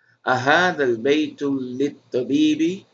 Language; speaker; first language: Arabic; non-native, fluent; English